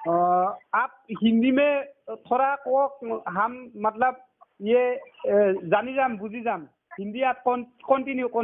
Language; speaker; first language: Hindi; non-native, local second language; Assamese